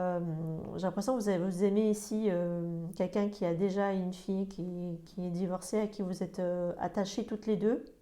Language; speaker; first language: French; native; French